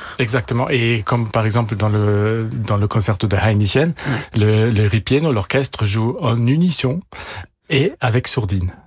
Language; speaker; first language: French; non-native, fluent; German